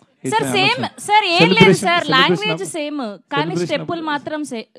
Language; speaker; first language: Telugu; native; Telugu